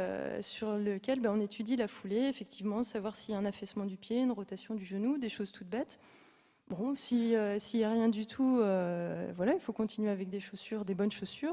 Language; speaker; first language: French; native; French